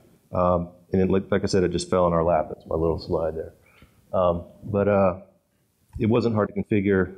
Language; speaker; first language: English; native; English